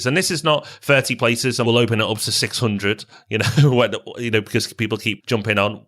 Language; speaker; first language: English; native; English